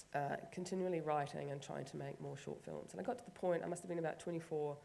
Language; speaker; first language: English; native; English